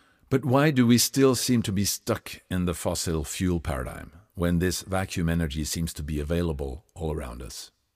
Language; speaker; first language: English; non-native, fluent; Norwegian